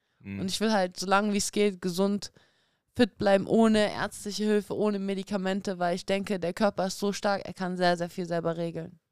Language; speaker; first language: German; early bilingual, other home language; Russian